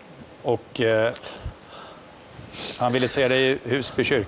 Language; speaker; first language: Swedish; native; Swedish